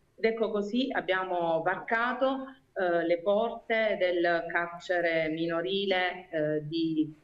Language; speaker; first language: Italian; native; Italian